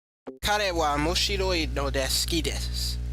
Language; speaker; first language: Japanese; non-native, learner; English